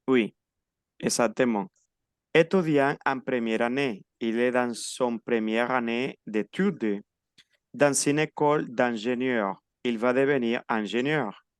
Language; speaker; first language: French; non-native, fluent; Spanish